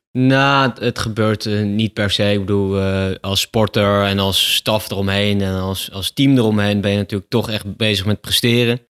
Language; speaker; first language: Dutch; native; Dutch